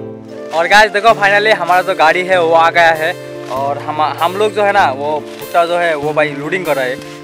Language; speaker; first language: Hindi; non-native, local second language; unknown